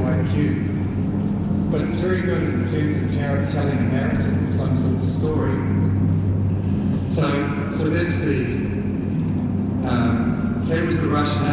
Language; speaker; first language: English; native; English